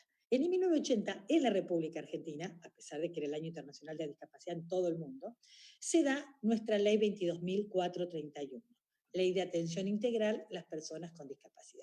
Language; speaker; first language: Spanish; native; Spanish